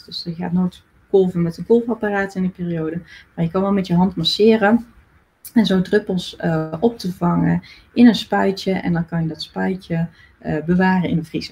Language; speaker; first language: Dutch; native; Dutch